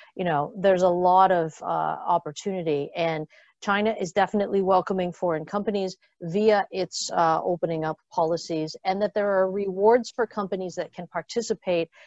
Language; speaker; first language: English; native; English